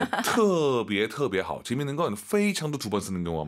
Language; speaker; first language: Chinese; non-native, fluent; Korean